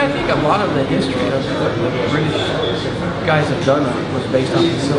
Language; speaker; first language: English; native; English